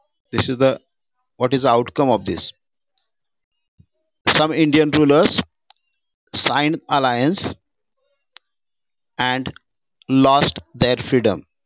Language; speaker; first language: English; non-native, local second language; Marathi